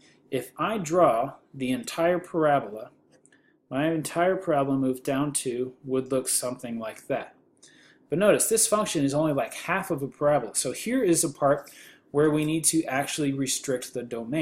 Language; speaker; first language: English; native; English